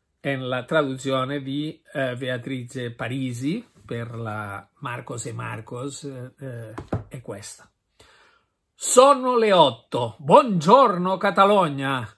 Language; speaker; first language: Italian; non-native, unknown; Catalan